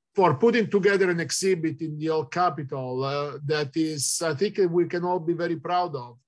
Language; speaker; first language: English; non-native, fluent; Italian